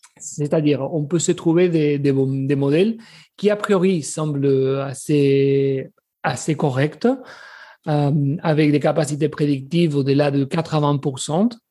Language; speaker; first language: French; non-native, fluent; Spanish